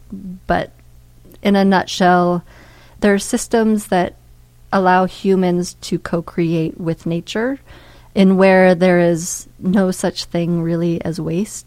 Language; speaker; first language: English; native; English